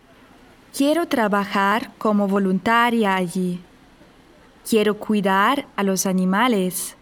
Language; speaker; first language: Spanish; non-native, fluent; German